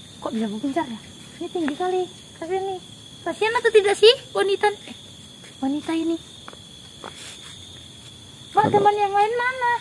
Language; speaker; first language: Indonesian; native; Indonesian